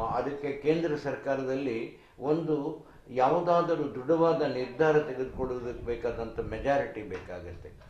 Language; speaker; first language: Kannada; native; Kannada